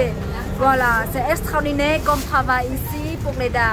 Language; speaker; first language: French; non-native, learner; Vietnamese